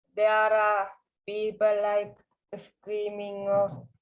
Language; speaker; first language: English; non-native, learner; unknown